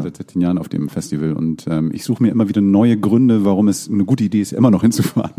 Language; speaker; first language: German; native; German